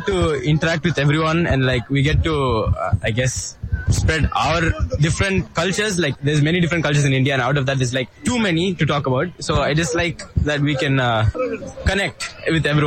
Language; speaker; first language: English; native; English